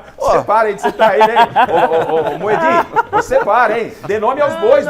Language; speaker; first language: Portuguese; native; Portuguese